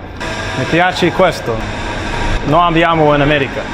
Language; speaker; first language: Italian; non-native, learner; English